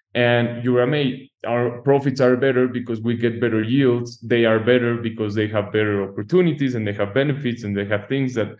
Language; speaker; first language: English; non-native, fluent; Spanish